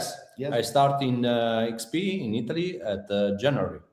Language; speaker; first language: English; non-native, learner; Italian